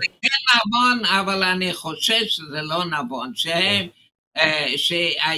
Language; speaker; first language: Hebrew; non-native, fluent; English